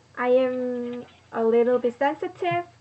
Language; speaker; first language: English; non-native, learner; Korean